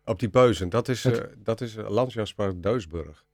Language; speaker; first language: Dutch; native; Dutch